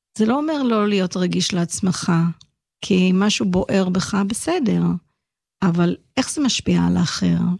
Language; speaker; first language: Hebrew; early bilingual, heritage; Hebrew